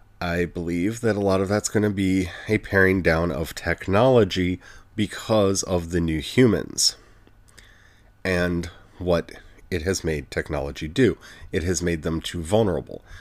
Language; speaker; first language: English; native; English